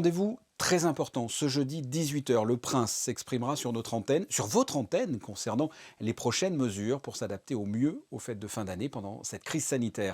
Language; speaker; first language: French; native; French